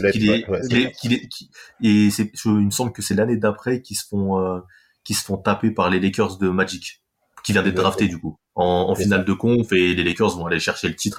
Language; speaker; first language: French; native; French